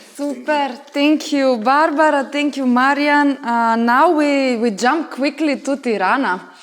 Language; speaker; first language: English; non-native, fluent; Macedonian